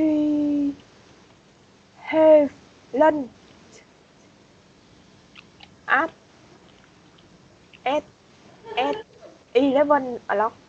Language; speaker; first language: English; non-native, learner; Vietnamese